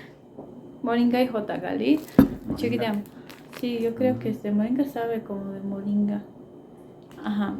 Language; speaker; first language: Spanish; non-native, fluent; Armenian